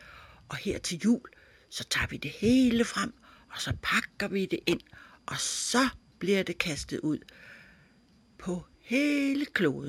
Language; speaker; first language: Danish; native; Danish